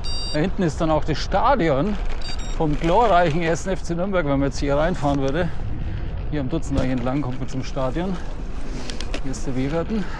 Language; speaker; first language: German; native; German